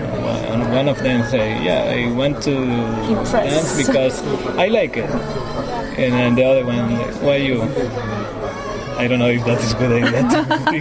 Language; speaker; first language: English; non-native, learner; Spanish